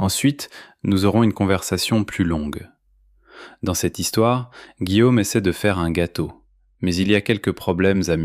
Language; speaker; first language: French; native; French